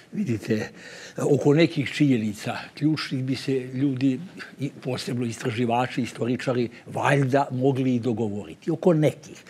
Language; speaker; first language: Serbian; native; Serbian